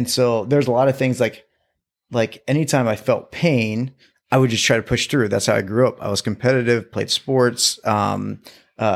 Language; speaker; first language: English; native; English